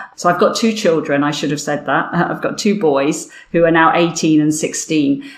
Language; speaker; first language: English; native; English